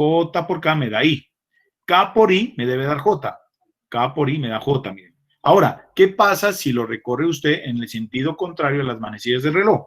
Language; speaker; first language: Spanish; native; Spanish